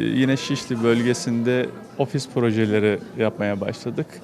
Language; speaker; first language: Turkish; native; Turkish